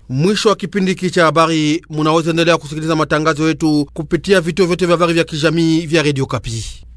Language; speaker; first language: Swahili; native; Swahili